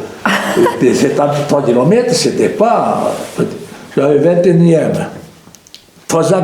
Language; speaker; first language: French; non-native, local second language; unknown